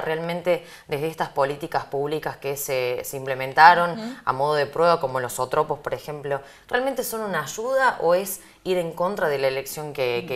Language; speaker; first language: Spanish; native; Spanish